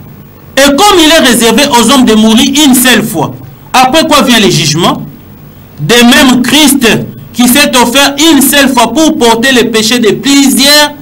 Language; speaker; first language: French; non-native, local second language; Lingala